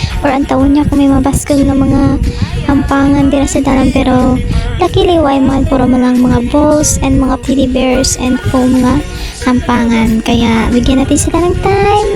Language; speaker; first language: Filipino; non-native, local second language; Hiligaynon